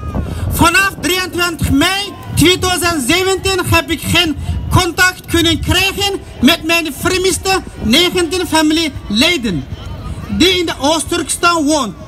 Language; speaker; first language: Dutch; non-native, learner; Uyghur